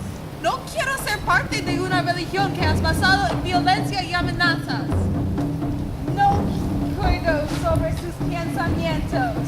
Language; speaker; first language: Spanish; non-native, learner; English